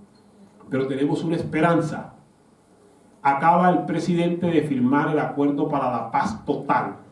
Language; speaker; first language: Spanish; native; Spanish